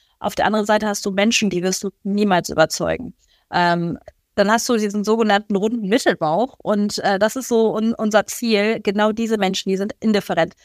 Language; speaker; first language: German; early bilingual, other home language; Persian